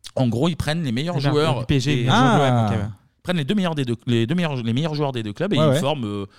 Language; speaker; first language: French; native; French